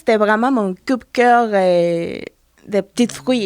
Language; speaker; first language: French; non-native, fluent; Spanish